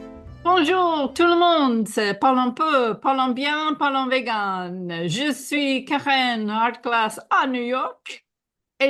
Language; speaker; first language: French; non-native, fluent; English